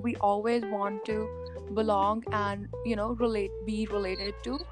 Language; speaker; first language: English; non-native, local second language; Punjabi